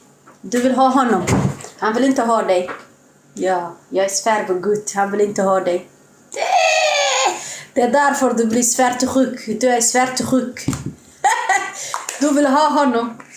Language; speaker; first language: Swedish; non-native, learner; Somali